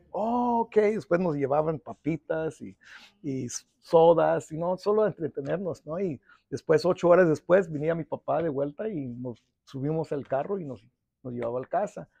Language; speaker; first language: Spanish; early bilingual, heritage; Spanish